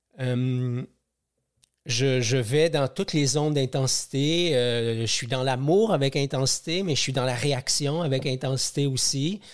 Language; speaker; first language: French; native; French